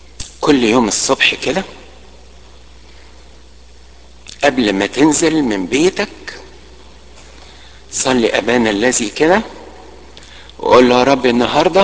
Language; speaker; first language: Arabic; native; Arabic